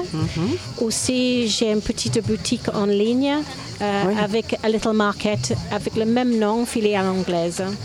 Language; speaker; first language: French; non-native, fluent; English